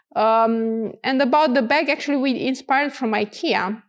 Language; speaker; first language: English; non-native, fluent; Romanian